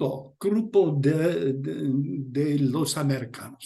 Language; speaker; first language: Spanish; non-native, learner; English